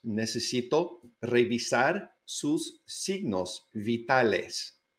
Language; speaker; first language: Spanish; non-native, fluent; English